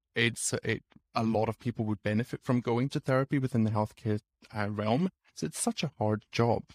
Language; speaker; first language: English; native; English